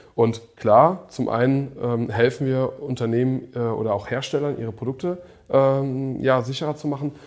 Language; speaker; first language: German; early bilingual, other home language; English